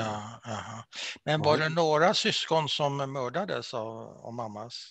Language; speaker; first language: Swedish; native; Swedish